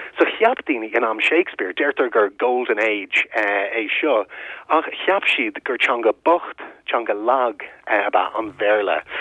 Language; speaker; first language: Irish; non-native, local second language; English